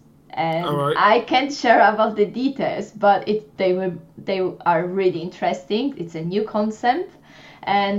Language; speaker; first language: English; non-native, fluent; Polish